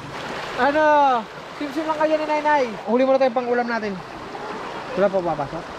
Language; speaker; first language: Filipino; native; Filipino